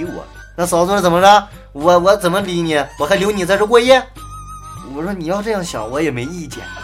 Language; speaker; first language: Chinese; native; Chinese